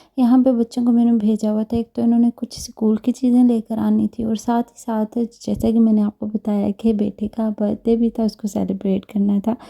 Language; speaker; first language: Urdu; native; Urdu